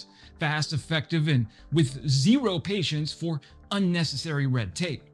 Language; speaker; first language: English; native; English